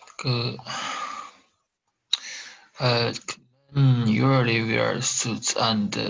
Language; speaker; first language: English; non-native, learner; Korean